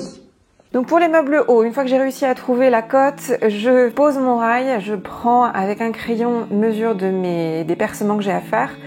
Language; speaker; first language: French; native; French